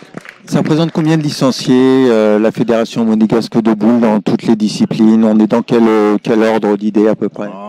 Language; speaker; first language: French; native; French